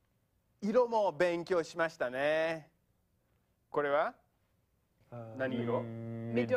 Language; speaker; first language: Japanese; non-native, fluent; English